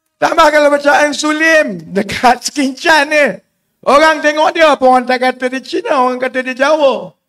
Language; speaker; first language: Malay; native; Malay